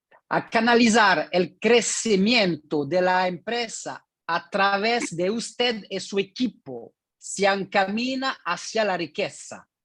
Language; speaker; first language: Spanish; non-native, learner; French